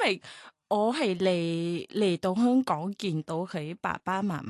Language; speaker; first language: Chinese; non-native, fluent; Thai